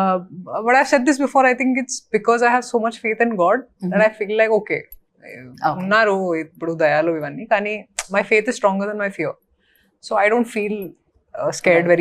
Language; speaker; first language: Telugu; non-native, fluent; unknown